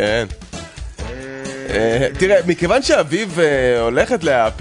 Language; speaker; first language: Hebrew; native; Hebrew